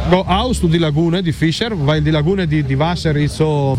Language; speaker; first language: German; non-native, learner; Italian